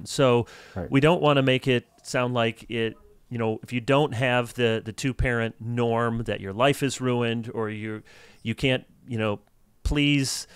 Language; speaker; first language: English; native; English